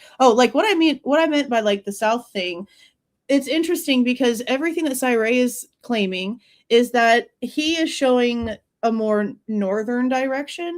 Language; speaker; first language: English; native; English